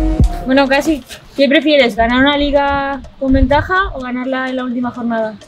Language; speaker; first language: Spanish; native; Spanish